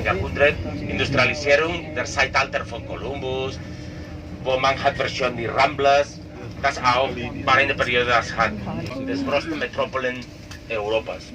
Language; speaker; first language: German; non-native, learner; Catalan